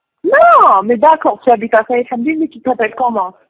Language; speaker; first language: French; native; French